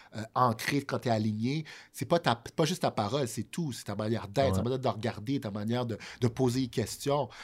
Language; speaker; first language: French; native; French